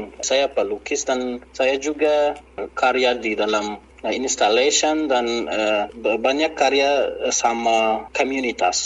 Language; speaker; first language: Indonesian; non-native, learner; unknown